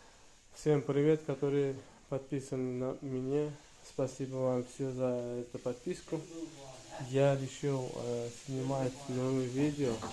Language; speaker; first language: Russian; non-native, learner; Uzbek